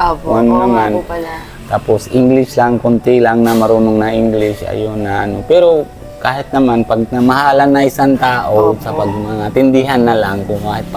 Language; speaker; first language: Filipino; non-native, learner; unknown